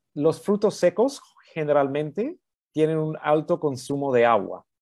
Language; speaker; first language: Spanish; early bilingual, heritage; Spanish